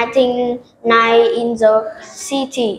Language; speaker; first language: English; non-native, learner; Vietnamese